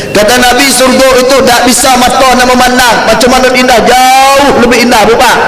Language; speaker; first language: Malay; native; Malay